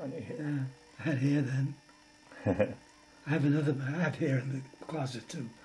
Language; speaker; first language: English; native; English